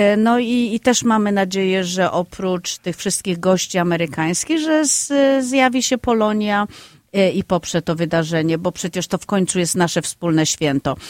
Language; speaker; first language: Polish; native; Polish